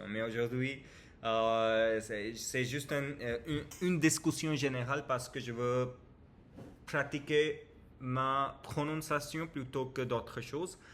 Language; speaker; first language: French; non-native, learner; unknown